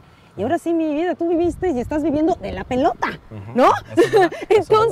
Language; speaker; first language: Spanish; native; Spanish